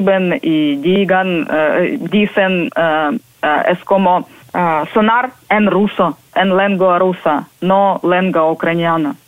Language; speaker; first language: Spanish; non-native, learner; Ukrainian